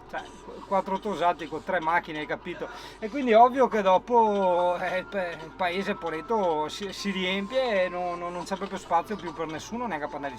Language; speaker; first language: Italian; native; Italian